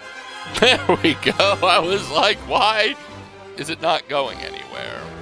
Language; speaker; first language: English; native; English